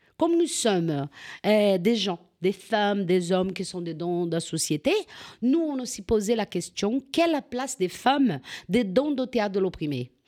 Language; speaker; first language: French; non-native, fluent; Portuguese